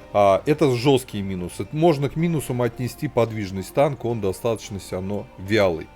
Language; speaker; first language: Russian; native; Russian